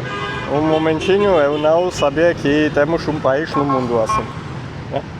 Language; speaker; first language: Portuguese; non-native, learner; Vietnamese